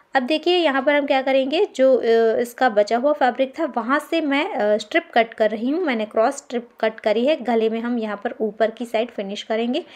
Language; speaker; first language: Hindi; non-native, local second language; Gujarati